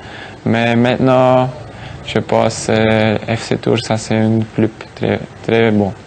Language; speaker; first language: French; non-native, learner; German